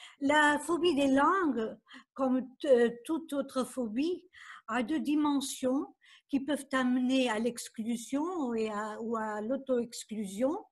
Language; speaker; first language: French; non-native, fluent; Portuguese